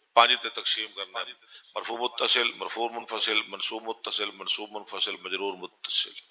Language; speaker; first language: Urdu; non-native, local second language; Punjabi